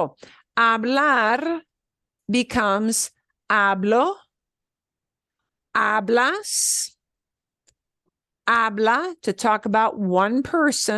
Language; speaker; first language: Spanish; non-native, fluent; English